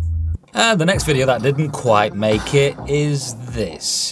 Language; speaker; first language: English; native; English